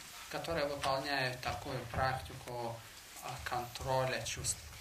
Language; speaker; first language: Russian; native; Russian